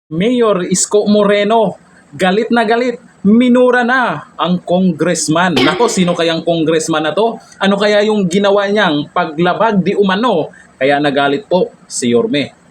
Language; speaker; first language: Filipino; native; Filipino